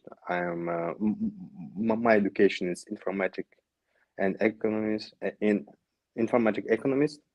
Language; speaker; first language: English; non-native, learner; Yakut